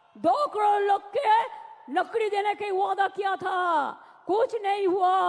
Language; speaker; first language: Hindi; non-native, local second language; Bangla